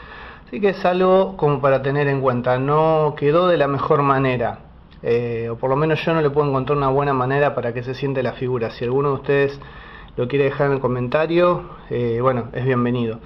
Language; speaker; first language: Spanish; native; Spanish